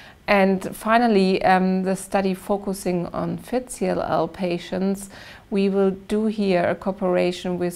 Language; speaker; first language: English; non-native, fluent; German